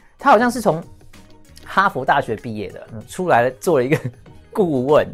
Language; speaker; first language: Chinese; early bilingual, heritage; English